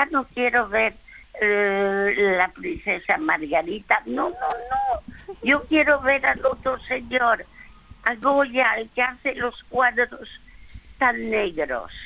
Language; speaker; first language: Spanish; early bilingual, other home language; French